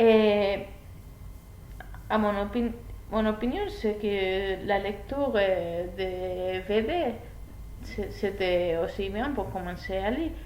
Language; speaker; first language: French; non-native, learner; Spanish